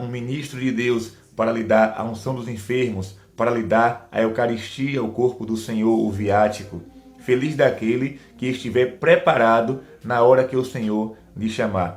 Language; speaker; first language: Portuguese; native; Portuguese